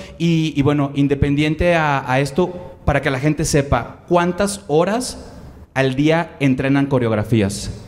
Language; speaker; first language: Spanish; native; Spanish